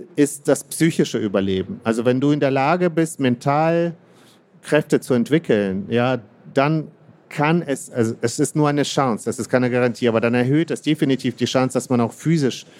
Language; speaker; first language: German; early bilingual, other home language; Russian